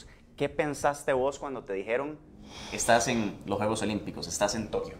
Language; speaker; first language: Spanish; native; Spanish